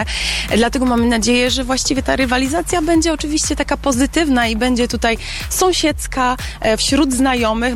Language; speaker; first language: Polish; native; Polish